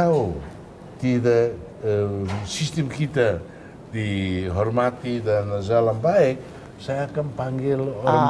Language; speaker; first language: Indonesian; non-native, fluent; Tetum